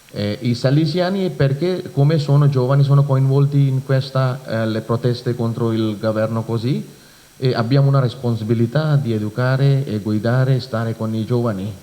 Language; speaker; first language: Italian; non-native, fluent; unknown